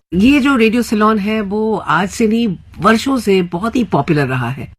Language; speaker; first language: Hindi; native; Hindi